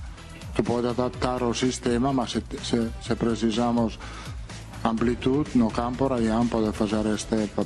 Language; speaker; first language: Portuguese; non-native, fluent; Italian